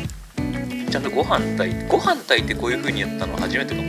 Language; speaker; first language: Japanese; native; Japanese